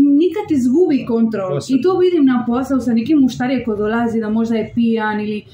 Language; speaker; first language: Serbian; non-native, learner; Spanish